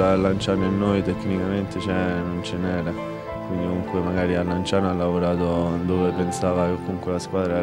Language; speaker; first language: Italian; native; Italian